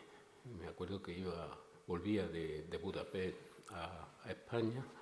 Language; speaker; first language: Spanish; native; Spanish